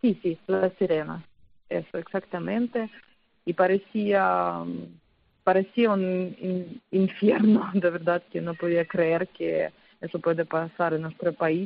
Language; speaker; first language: Spanish; non-native, fluent; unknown